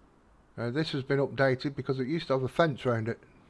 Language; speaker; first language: English; native; English